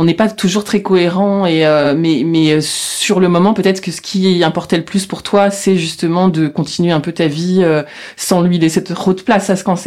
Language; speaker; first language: French; native; French